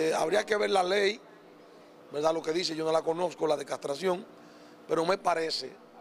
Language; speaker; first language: Spanish; native; Spanish